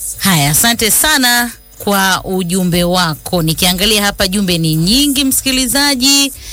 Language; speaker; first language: Swahili; native; Swahili